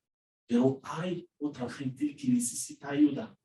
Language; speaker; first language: Spanish; non-native, learner; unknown